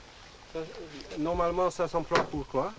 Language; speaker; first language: French; non-native, fluent; Dutch